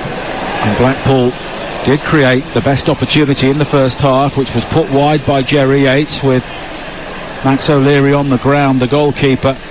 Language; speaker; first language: English; native; English